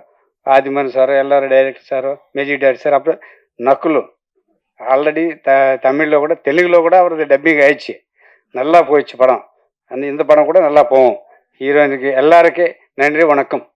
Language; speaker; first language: Tamil; non-native, learner; Telugu